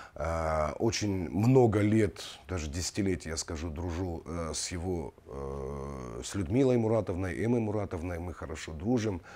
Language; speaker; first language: Russian; non-native, local second language; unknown